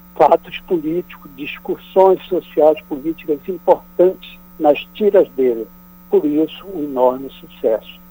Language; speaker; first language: Portuguese; native; Portuguese